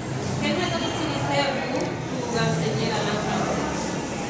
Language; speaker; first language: French; non-native, learner; Spanish